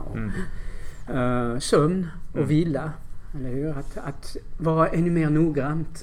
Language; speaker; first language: Swedish; non-native, fluent; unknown